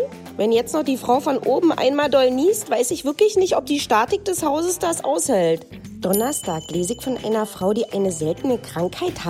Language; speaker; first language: German; native; German